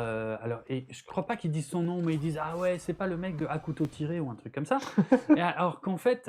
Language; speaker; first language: French; native; French